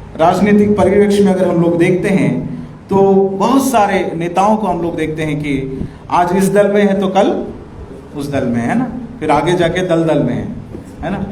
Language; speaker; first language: Hindi; non-native, local second language; Marathi